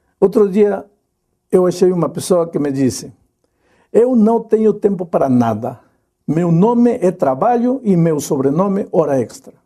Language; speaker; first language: Portuguese; non-native, fluent; Spanish